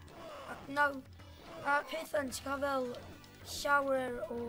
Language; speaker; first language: Welsh; non-native, local second language; English